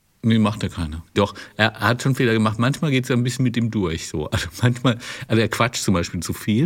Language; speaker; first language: German; native; German